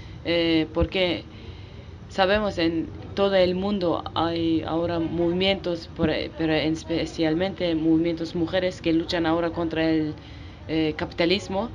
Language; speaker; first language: Spanish; non-native, learner; Kurdish